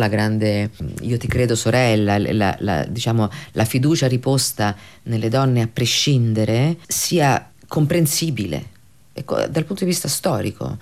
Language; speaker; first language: Italian; native; Italian